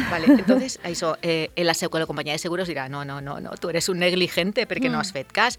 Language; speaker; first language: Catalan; non-native, local second language; Spanish